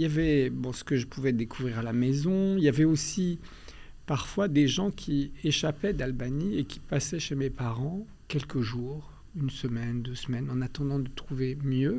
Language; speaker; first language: French; early bilingual, other home language; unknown